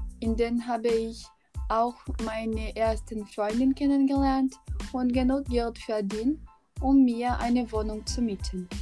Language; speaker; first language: German; non-native, learner; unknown